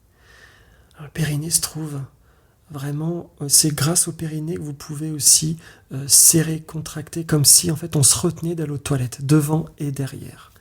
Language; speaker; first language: French; native; French